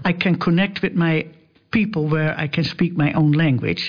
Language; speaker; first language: English; non-native, fluent; Dutch